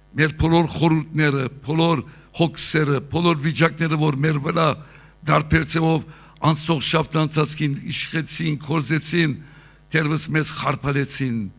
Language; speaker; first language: Armenian; early bilingual, heritage; Armenian